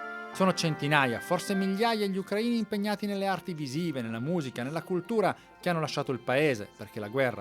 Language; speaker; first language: Italian; native; Italian